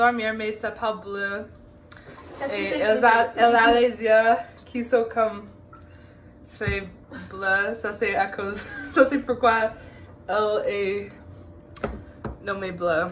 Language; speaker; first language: French; non-native, local second language; English